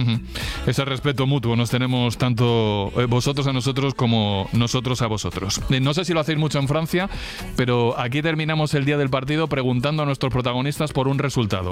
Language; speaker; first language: Spanish; native; Spanish